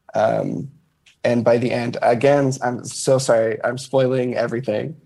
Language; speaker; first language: English; native; English